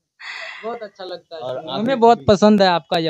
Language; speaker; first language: Hindi; native; Hindi